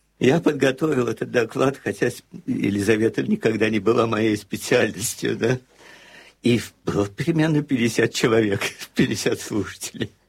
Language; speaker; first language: Russian; native; Russian